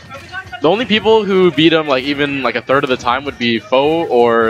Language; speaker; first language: English; native; English